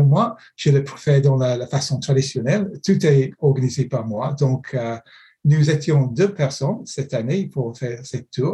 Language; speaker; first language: French; non-native, fluent; English